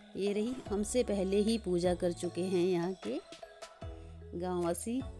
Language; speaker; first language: Hindi; native; Hindi